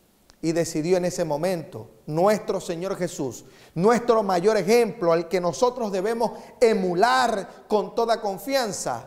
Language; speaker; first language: Spanish; native; Spanish